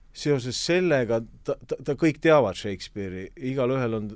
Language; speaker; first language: Estonian; native; Estonian